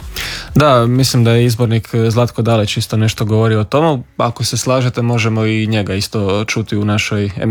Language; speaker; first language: Serbian; native; Serbian